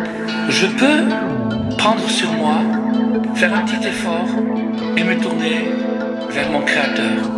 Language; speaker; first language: French; native; French